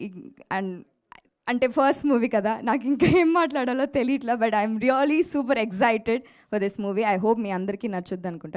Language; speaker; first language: Telugu; early bilingual, heritage; Telugu